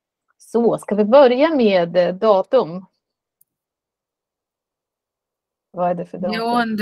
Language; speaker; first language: Swedish; non-native, fluent; Russian